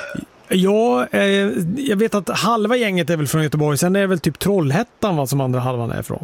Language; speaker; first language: Swedish; native; Swedish